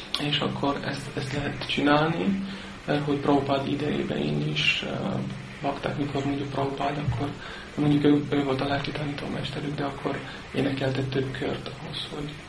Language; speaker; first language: Hungarian; non-native, learner; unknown